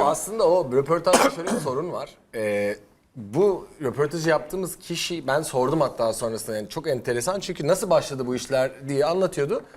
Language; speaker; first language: Turkish; native; Turkish